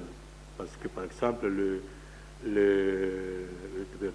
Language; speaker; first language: French; non-native, fluent; Spanish